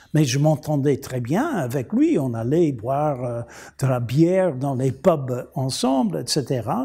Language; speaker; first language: French; non-native, fluent; English